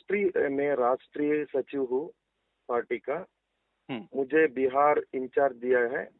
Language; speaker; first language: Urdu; non-native, local second language; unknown